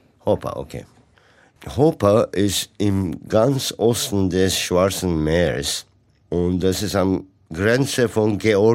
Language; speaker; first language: German; non-native, fluent; Turkish